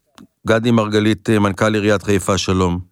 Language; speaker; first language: Hebrew; native; Hebrew